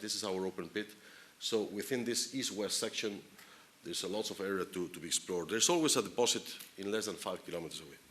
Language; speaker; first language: English; non-native, fluent; Spanish